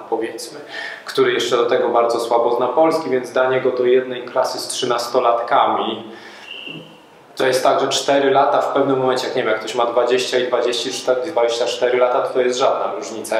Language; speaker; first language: Polish; native; Polish